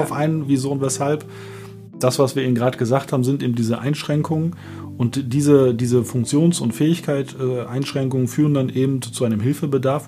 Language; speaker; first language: German; native; German